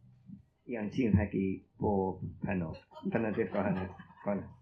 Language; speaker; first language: Welsh; native; Welsh